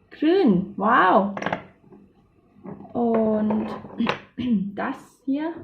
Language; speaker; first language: German; non-native, fluent; Thai